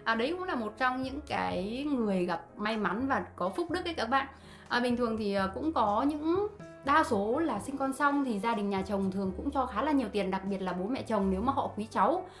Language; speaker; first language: Vietnamese; native; Vietnamese